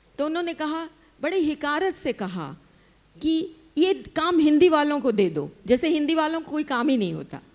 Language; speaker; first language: Hindi; native; Hindi